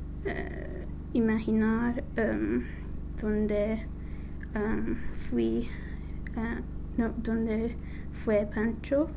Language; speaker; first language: Spanish; non-native, learner; English